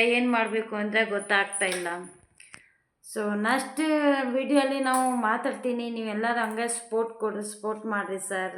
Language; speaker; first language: Kannada; non-native, local second language; Hindi